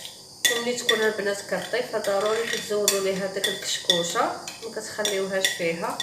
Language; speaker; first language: Arabic; native; Arabic